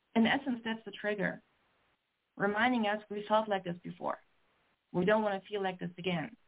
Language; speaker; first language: English; non-native, fluent; German